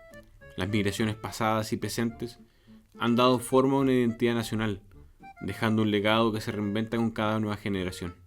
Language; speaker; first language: Spanish; native; Spanish